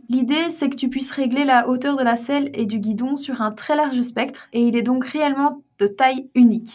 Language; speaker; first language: French; native; French